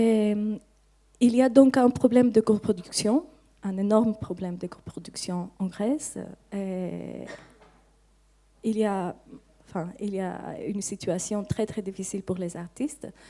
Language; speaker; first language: French; non-native, fluent; Greek